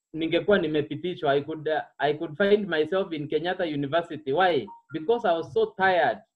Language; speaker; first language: English; non-native, local second language; Meru